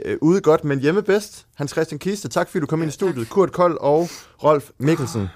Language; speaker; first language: Danish; native; Danish